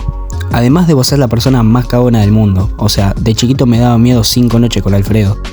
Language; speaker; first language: Spanish; native; Spanish